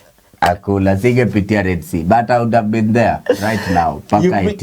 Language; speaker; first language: English; non-native, local second language; Swahili